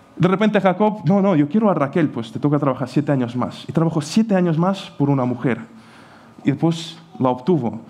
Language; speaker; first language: Spanish; non-native, fluent; Ukrainian